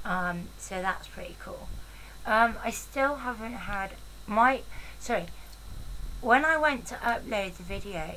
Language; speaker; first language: English; native; English